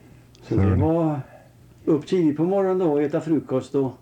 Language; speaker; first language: Swedish; native; Swedish